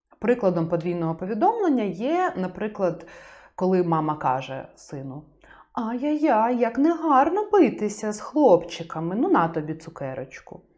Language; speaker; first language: Ukrainian; native; Ukrainian